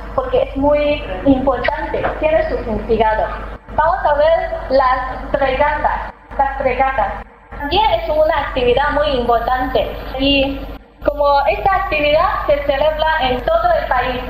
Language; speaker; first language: Spanish; non-native, fluent; Chinese